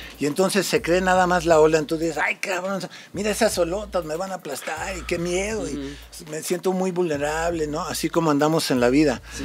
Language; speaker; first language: Spanish; native; Spanish